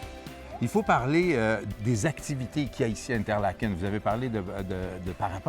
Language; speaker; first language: French; native; French